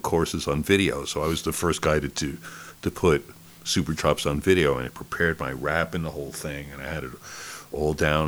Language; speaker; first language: English; native; English